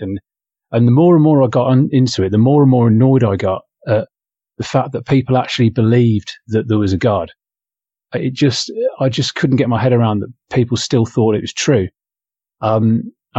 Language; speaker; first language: English; native; English